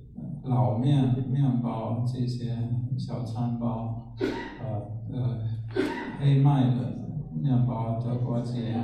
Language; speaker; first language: Chinese; non-native, fluent; German